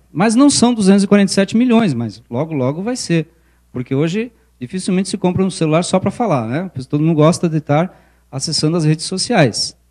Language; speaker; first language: Portuguese; early bilingual, other home language; Spanish